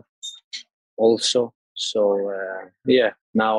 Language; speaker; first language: English; non-native, fluent; Russian